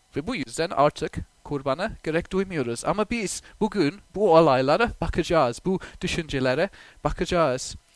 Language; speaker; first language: Turkish; non-native, fluent; English